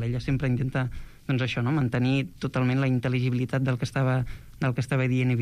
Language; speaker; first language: Catalan; native; Catalan